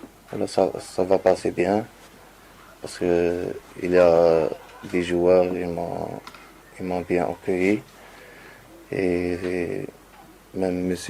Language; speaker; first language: French; non-native, learner; Arabic